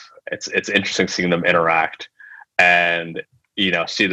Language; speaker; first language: English; early bilingual, other home language; Telugu